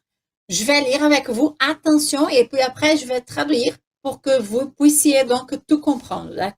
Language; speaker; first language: French; non-native, fluent; Portuguese